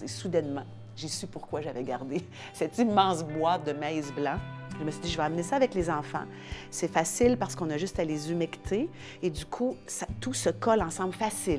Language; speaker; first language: French; native; French